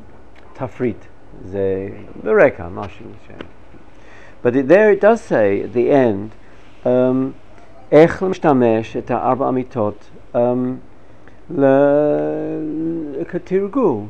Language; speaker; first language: Hebrew; non-native, fluent; English